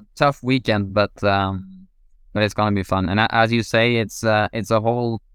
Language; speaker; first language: English; non-native, fluent; Norwegian